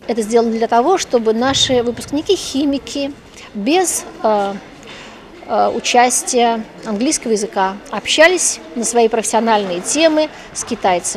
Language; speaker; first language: Russian; native; Russian